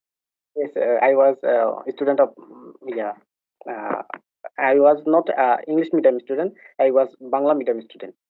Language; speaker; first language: English; non-native, learner; Bangla